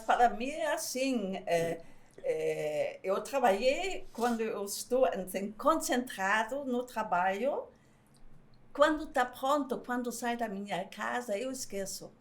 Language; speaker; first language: Portuguese; non-native, fluent; German